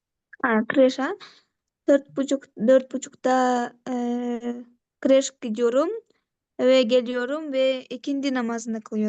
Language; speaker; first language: Turkish; non-native, learner; Kyrgyz